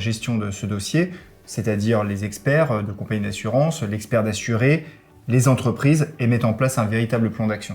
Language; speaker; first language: French; native; French